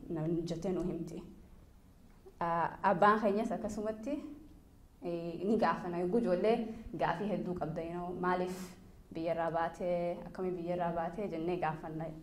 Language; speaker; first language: Oromo; early bilingual, heritage; Oromo